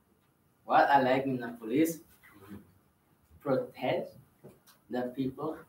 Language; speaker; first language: English; non-native, learner; Spanish